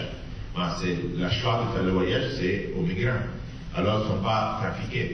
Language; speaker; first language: French; non-native, fluent; Italian